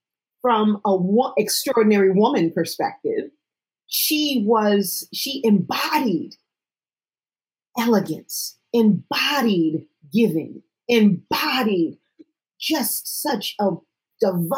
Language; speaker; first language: English; native; English